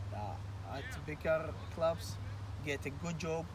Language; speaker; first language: English; non-native, learner; Arabic